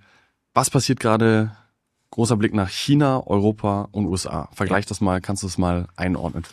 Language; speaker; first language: German; native; German